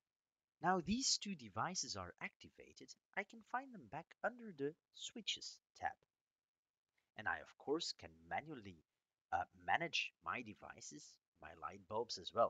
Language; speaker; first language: English; non-native, fluent; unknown